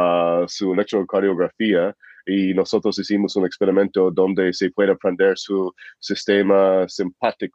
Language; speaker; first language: Spanish; non-native, fluent; English